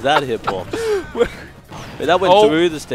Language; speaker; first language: English; native; English